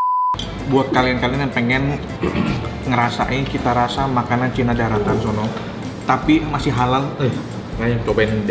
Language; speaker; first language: Indonesian; native; Indonesian